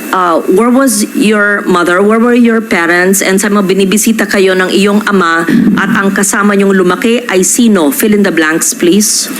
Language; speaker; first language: Filipino; native; Filipino